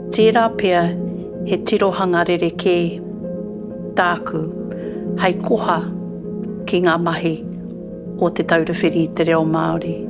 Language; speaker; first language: Māori; non-native, local second language; English